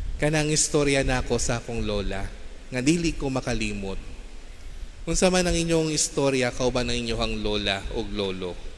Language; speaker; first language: Cebuano; non-native, local second language; Filipino